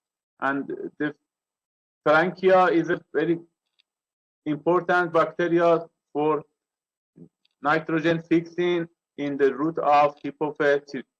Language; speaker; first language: English; non-native, learner; Persian